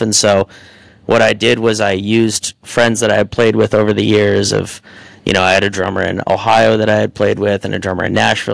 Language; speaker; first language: English; native; English